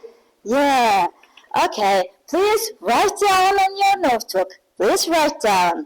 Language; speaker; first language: English; non-native, learner; Mongolian